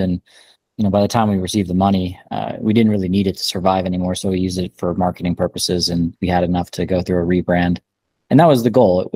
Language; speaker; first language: English; native; English